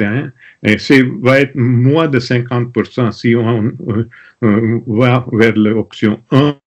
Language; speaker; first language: French; non-native, learner; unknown